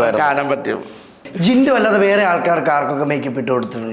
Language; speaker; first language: Malayalam; native; Malayalam